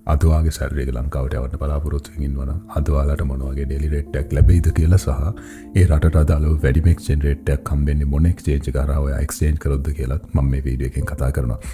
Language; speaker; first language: Sinhala; non-native, local second language; Tamil